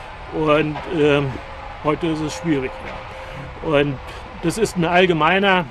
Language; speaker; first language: German; native; German